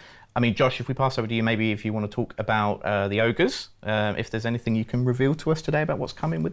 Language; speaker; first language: English; native; English